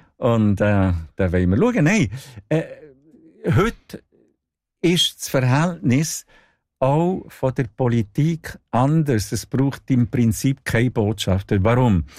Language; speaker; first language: German; non-native, local second language; Italian